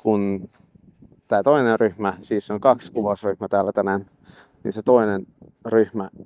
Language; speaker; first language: Finnish; non-native, fluent; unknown